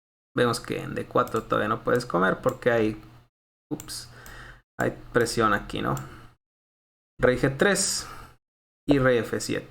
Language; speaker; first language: Spanish; native; Spanish